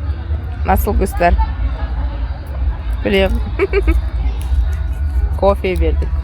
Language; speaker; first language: Turkish; non-native, learner; Kazakh